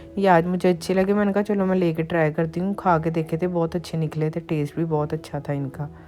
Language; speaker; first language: Urdu; native; Urdu